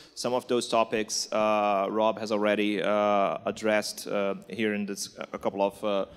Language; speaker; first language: English; non-native, fluent; Portuguese